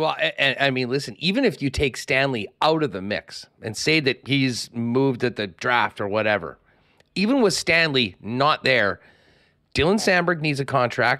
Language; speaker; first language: English; native; English